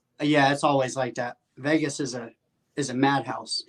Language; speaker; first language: English; native; English